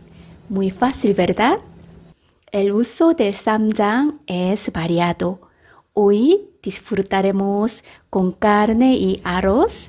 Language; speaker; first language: Spanish; non-native, fluent; Korean